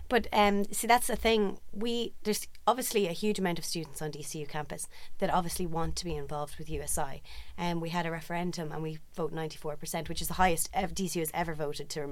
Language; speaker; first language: English; native; English